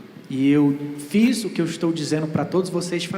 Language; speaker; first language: Portuguese; native; Portuguese